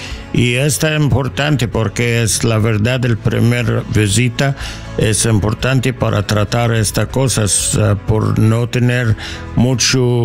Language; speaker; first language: Spanish; non-native, learner; English